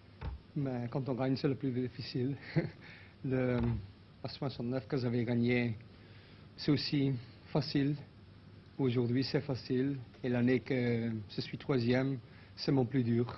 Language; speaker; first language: French; non-native, local second language; Dutch